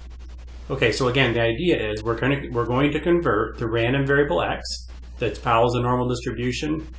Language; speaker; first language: English; native; English